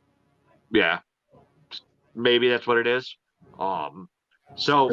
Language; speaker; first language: English; native; English